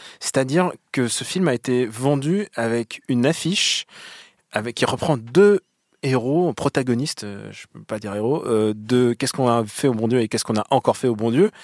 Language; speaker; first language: French; native; French